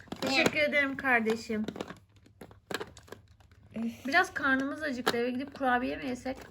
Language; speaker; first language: Turkish; native; Turkish